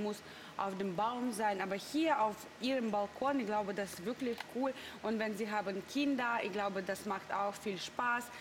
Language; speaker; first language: German; non-native, learner; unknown